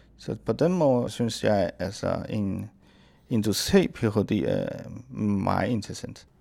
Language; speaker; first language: Danish; non-native, fluent; Chinese